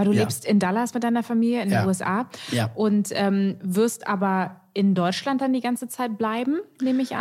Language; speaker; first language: German; native; German